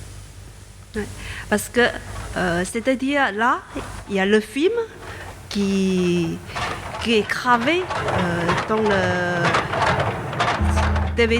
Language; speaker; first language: French; non-native, fluent; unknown